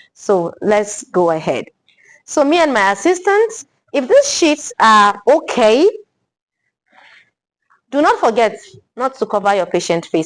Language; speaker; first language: English; non-native, local second language; Igbo